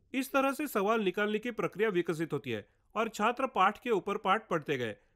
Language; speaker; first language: Hindi; non-native, local second language; Marathi